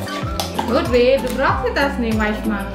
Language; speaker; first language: German; non-native, learner; Indonesian